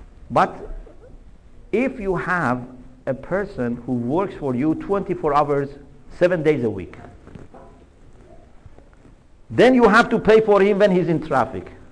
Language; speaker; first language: English; non-native, fluent; Persian